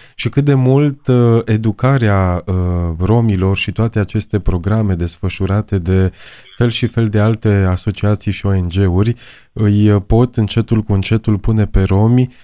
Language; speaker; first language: Romanian; native; Romanian